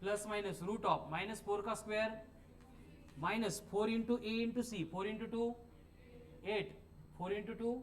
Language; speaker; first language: Hindi; non-native, local second language; Marathi